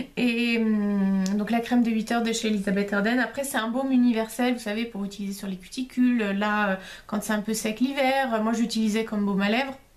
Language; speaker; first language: French; native; French